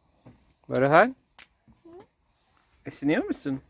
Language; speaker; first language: Turkish; native; Turkish